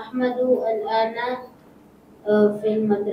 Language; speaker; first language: Arabic; non-native, learner; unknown